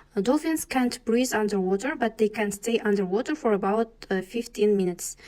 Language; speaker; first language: English; non-native, fluent; Kazakh